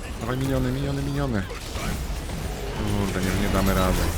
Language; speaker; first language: Polish; native; Polish